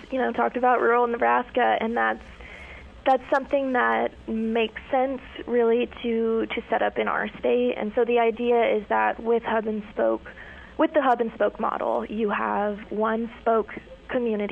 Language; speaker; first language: English; native; English